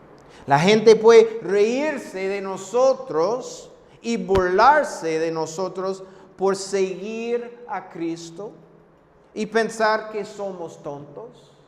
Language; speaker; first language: Spanish; non-native, fluent; English